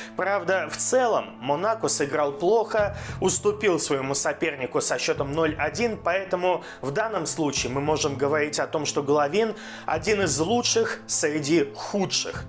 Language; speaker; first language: Russian; native; Russian